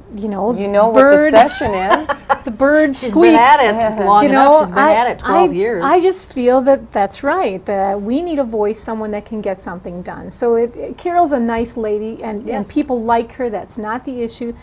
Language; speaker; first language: English; native; English